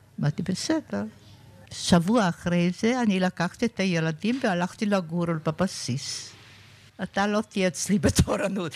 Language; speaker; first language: Hebrew; non-native, fluent; German